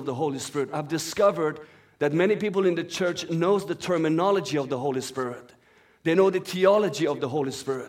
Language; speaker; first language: English; non-native, fluent; Persian